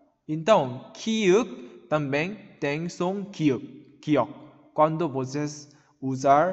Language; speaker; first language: Portuguese; non-native, learner; Korean